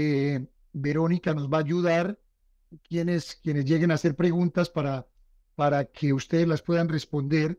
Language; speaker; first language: Spanish; native; Spanish